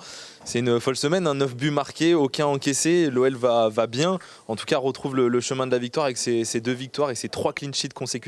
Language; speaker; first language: French; native; French